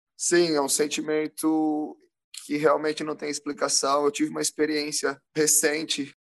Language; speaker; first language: Portuguese; native; Portuguese